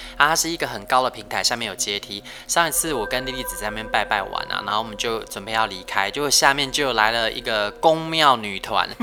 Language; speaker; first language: Chinese; non-native, local second language; Min Nan Chinese